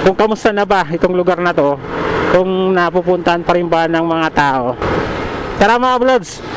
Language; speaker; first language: Filipino; native; Filipino